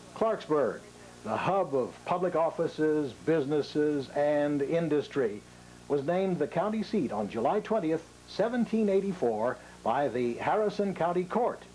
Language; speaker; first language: English; native; English